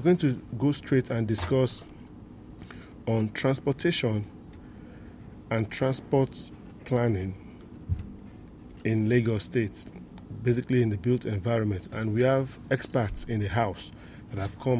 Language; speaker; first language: English; non-native, local second language; Yoruba